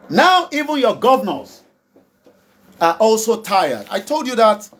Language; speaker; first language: English; non-native, local second language; Yoruba